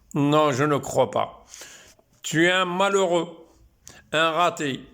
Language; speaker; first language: French; non-native, local second language; Arabic